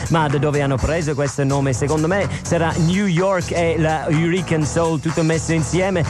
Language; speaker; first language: Italian; non-native, fluent; English